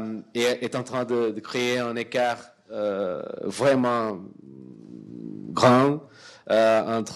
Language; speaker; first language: French; non-native, fluent; Portuguese